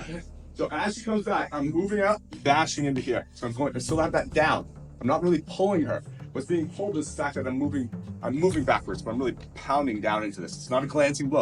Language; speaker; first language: English; native; English